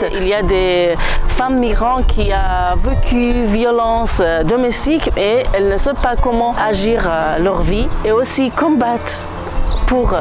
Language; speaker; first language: French; non-native, learner; Kurdish